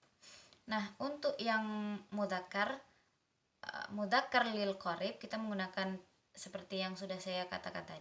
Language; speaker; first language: Indonesian; native; Indonesian